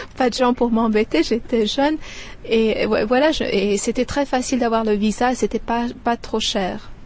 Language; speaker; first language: French; non-native, fluent; Persian